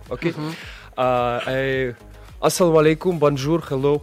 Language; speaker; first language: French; non-native, learner; Russian